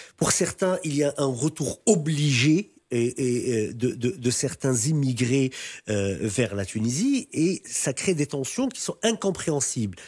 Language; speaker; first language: French; non-native, local second language; Arabic